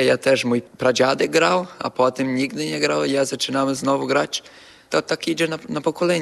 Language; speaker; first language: Polish; early bilingual, heritage; Polish